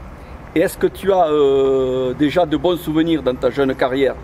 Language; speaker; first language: French; native; French